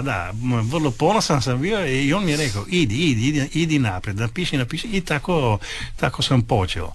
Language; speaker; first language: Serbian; early bilingual, heritage; Italian